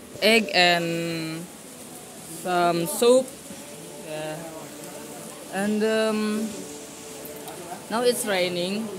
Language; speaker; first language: English; non-native, learner; Indonesian